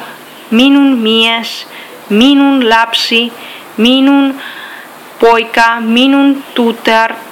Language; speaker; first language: Finnish; non-native, learner; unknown